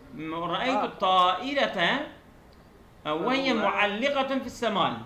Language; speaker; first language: Arabic; non-native, fluent; Turkish